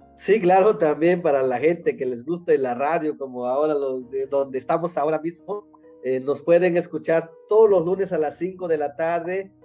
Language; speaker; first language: Spanish; non-native, local second language; Nahuatl languages